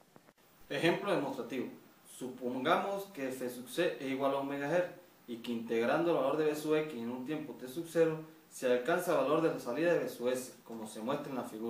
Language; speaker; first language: Spanish; native; Spanish